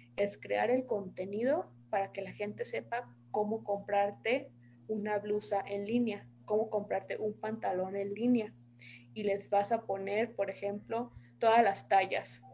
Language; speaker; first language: Spanish; native; Spanish